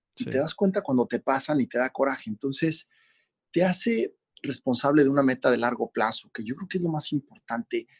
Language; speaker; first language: Spanish; native; Spanish